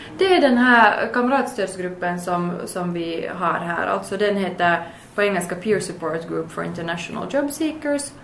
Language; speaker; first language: Swedish; native; Swedish